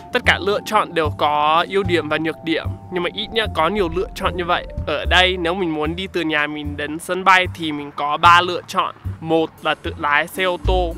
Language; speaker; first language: Vietnamese; non-native, fluent; English